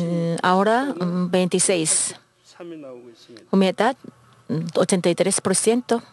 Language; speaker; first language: Spanish; non-native, learner; Korean